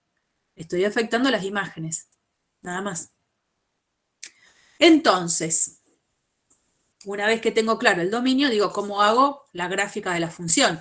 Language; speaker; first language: Spanish; native; Spanish